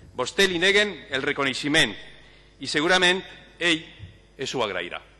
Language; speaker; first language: Catalan; non-native, local second language; Spanish